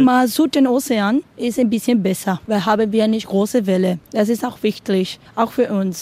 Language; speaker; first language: German; non-native, learner; Spanish